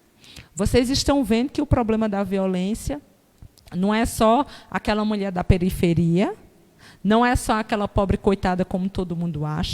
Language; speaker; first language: Portuguese; native; Portuguese